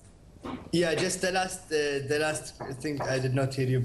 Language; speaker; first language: English; non-native, fluent; Arabic